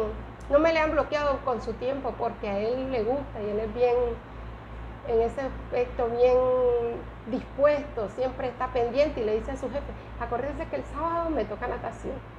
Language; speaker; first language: Spanish; native; Spanish